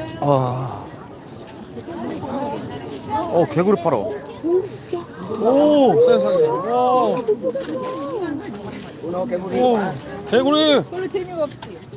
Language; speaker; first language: Korean; native; Korean